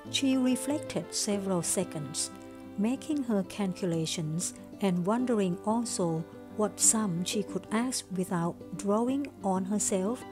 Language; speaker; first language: English; non-native, fluent; Thai